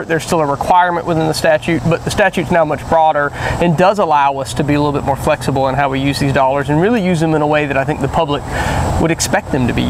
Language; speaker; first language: English; native; English